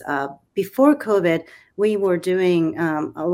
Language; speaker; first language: English; non-native, fluent; Japanese